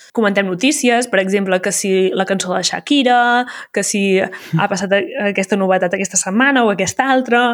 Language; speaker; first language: Catalan; native; Catalan